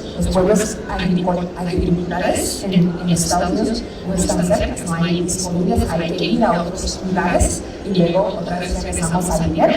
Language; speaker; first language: Spanish; early bilingual, heritage; Spanish